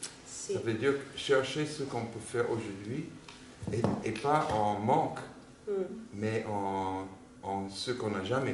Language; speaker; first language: French; non-native, fluent; English